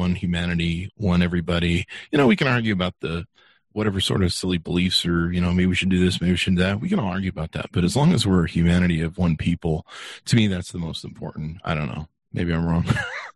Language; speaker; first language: English; native; English